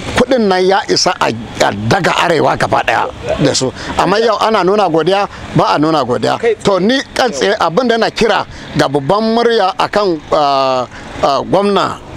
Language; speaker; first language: Hausa; non-native, local second language; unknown